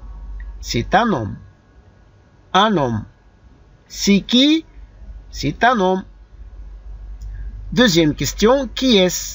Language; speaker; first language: French; non-native, fluent; Arabic